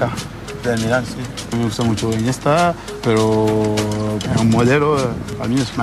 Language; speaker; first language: Spanish; non-native, learner; French